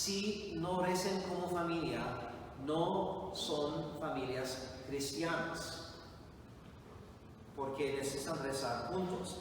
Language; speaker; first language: Spanish; non-native, fluent; English